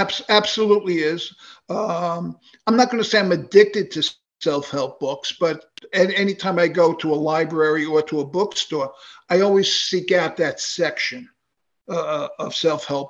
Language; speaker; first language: English; native; English